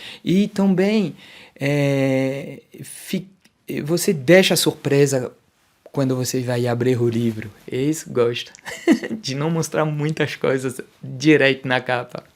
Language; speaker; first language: Portuguese; non-native, fluent; French